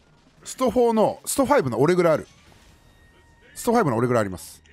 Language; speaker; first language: Japanese; native; Japanese